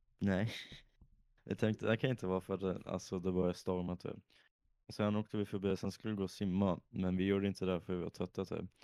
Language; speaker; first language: Swedish; native; Swedish